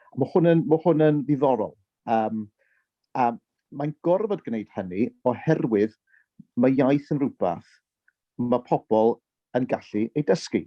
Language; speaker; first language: Welsh; early bilingual, heritage; Welsh